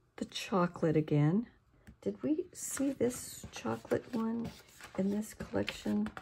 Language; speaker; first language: English; native; English